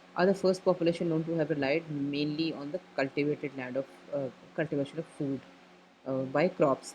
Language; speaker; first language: English; non-native, local second language; Urdu